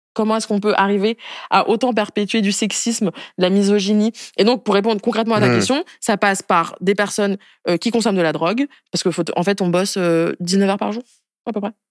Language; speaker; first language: French; native; French